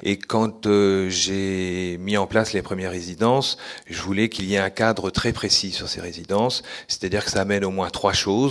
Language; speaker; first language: French; native; French